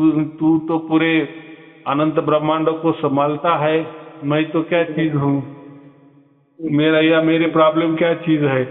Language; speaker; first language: Hindi; native; Hindi